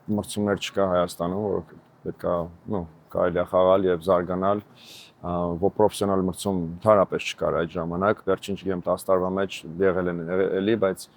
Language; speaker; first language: Armenian; native; Armenian